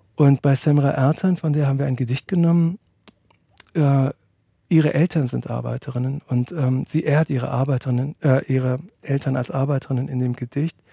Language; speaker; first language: German; early bilingual, other home language; Turkish